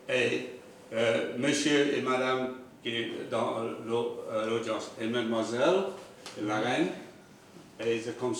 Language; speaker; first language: French; non-native, local second language; Morisyen